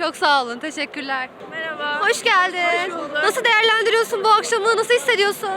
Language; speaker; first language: Turkish; native; Turkish